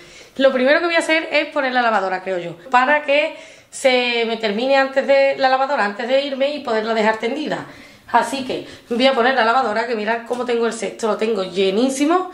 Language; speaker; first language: Spanish; native; Spanish